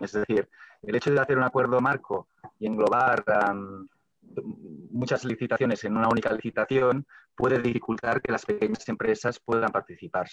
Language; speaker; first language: Spanish; native; Spanish